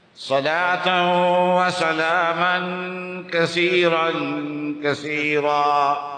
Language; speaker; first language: Urdu; native; Urdu